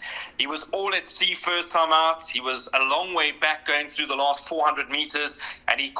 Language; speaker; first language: English; native; English